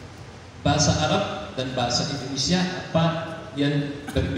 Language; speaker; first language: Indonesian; non-native, learner; Arabic